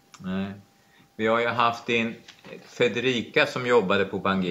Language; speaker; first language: Swedish; native; Swedish